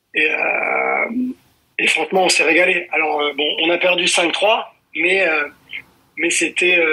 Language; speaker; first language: French; native; French